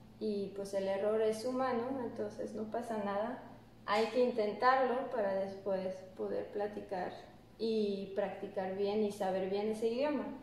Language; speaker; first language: Spanish; non-native, fluent; French